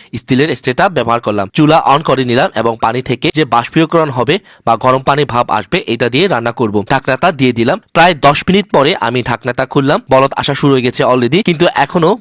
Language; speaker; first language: Bangla; non-native, local second language; Chakma